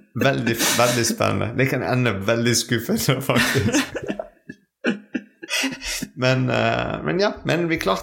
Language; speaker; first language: Norwegian; non-native, fluent; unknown